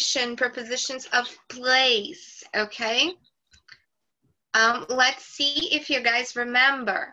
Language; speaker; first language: English; non-native, fluent; Portuguese